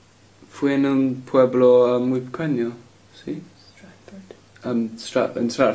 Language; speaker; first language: Spanish; non-native, learner; English